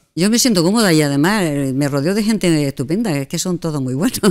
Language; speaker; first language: Spanish; native; Spanish